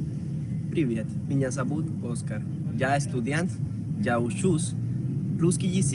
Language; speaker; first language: Russian; non-native, learner; Spanish